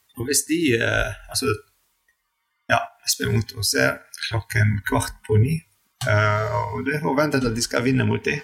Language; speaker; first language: Norwegian; non-native, fluent; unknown